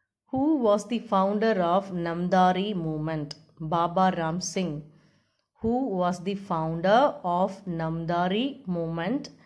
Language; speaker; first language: English; non-native, local second language; Tamil